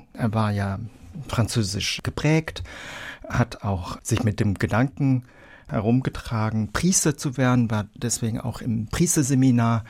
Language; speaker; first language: German; early bilingual, other home language; Vietnamese